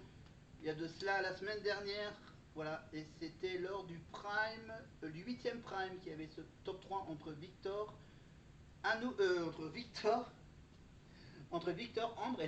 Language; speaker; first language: French; native; French